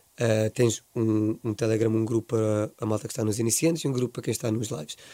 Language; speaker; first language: Portuguese; native; Portuguese